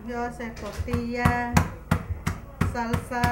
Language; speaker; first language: Spanish; non-native, local second language; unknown